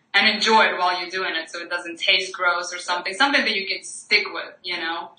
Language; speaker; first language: English; non-native, fluent; Ukrainian